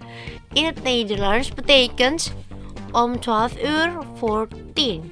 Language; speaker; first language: Dutch; non-native, learner; Indonesian